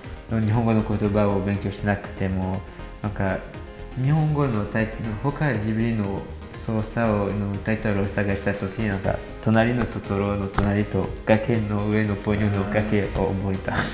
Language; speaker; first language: Japanese; non-native, learner; French